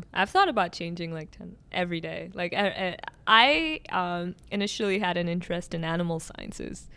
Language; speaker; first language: English; early bilingual, other home language; Arabic